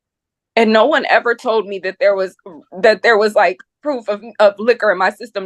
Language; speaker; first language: English; native; English